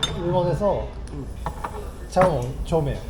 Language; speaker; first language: Korean; non-native, learner; Japanese